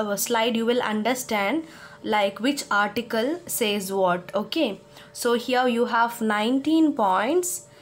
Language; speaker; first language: English; non-native, local second language; Kannada